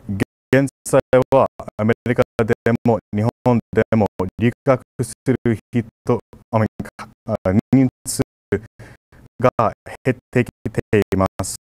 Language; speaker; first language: Japanese; non-native, fluent; English